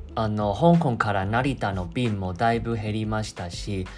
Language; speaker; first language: Japanese; non-native, fluent; Chinese